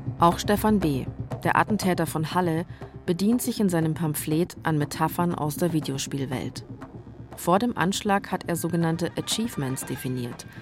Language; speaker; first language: German; native; German